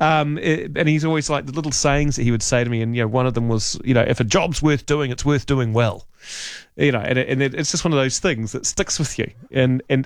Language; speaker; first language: English; native; English